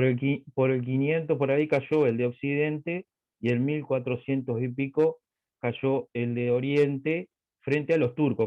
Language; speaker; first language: Spanish; native; Spanish